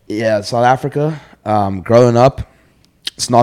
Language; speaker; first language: English; native; English